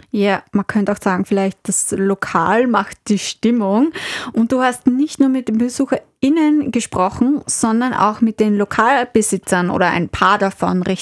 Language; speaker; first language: German; native; German